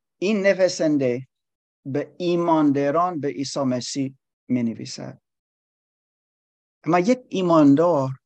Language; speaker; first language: Persian; non-native, learner; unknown